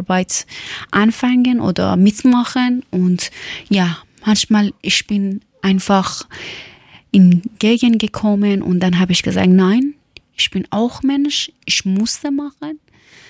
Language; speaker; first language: German; non-native, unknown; Persian